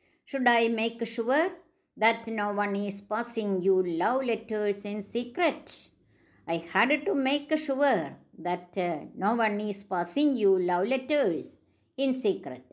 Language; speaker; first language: English; non-native, local second language; Malayalam